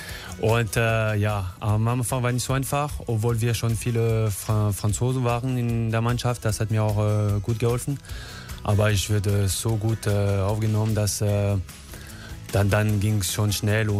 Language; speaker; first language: German; non-native, learner; French